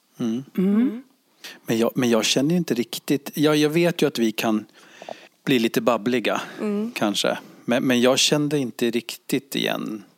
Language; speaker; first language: Swedish; native; Swedish